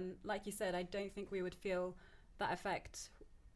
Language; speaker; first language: English; early bilingual, other home language; Turkish